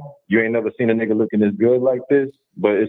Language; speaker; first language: English; native; English